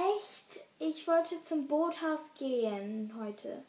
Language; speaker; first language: German; non-native, learner; English